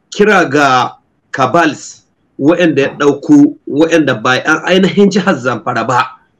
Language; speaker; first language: Hausa; native; Hausa